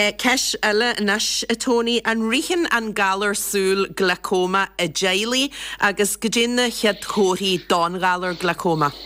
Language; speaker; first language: Irish; native; Irish